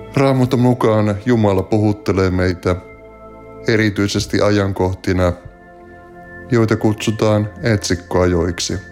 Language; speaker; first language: Finnish; native; Finnish